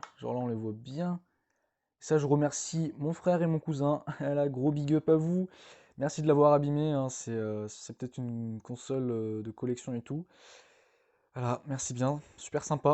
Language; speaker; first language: French; native; French